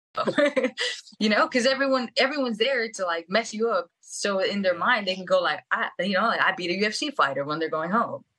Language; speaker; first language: English; early bilingual, other home language; Spanish